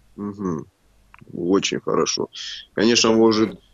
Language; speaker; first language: Russian; native; Russian